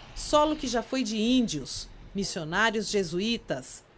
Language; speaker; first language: Portuguese; native; Portuguese